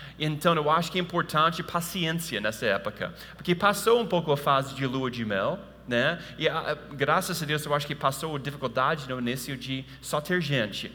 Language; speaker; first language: Portuguese; non-native, fluent; English